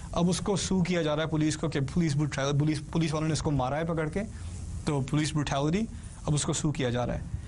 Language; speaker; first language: Urdu; early bilingual, heritage; Urdu